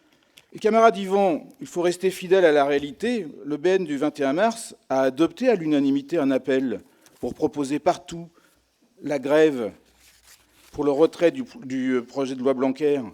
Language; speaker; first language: French; native; French